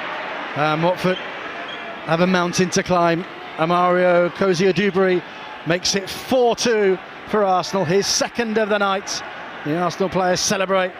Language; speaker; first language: English; native; English